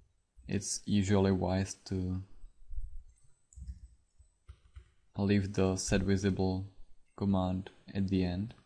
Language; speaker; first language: English; non-native, fluent; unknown